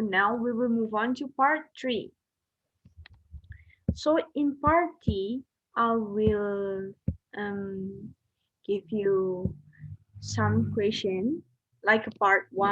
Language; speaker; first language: English; non-native, learner; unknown